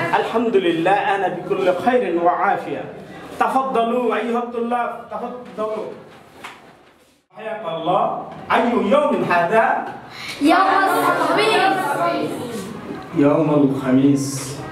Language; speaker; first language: Arabic; non-native, fluent; Bangla